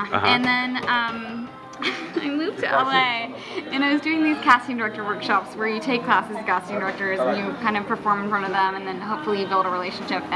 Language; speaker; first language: English; native; English